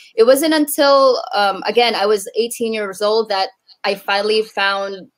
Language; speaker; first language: English; native; English